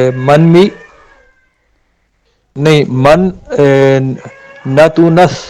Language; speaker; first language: Persian; non-native, learner; Urdu